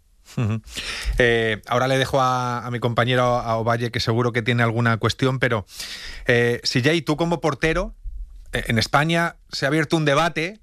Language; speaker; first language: Spanish; native; Spanish